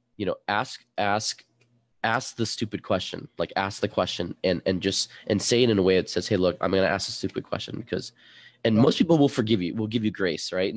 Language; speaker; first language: English; early bilingual, other home language; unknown